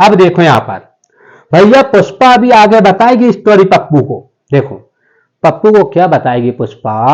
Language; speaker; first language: Hindi; native; Hindi